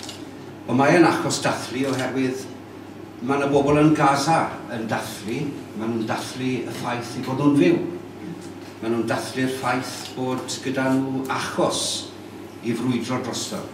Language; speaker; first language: Welsh; native; Welsh